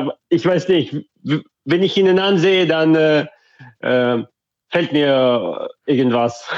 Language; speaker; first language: German; non-native, fluent; Russian